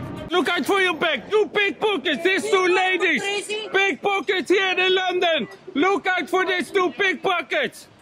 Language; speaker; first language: English; non-native, learner; Dutch